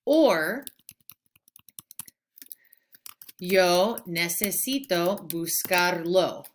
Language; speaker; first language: Spanish; non-native, fluent; English